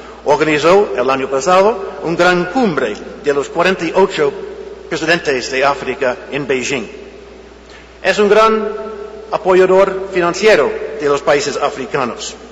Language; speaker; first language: Spanish; non-native, fluent; English